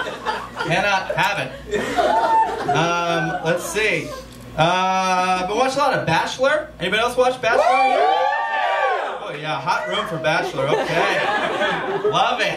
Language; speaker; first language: English; native; English